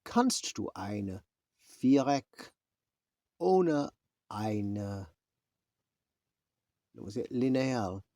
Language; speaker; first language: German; non-native, learner; English